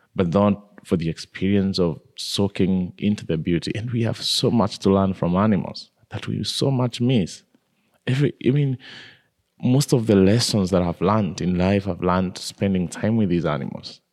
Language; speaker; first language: English; non-native, local second language; Kikuyu